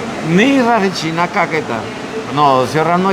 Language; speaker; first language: Russian; non-native, learner; Spanish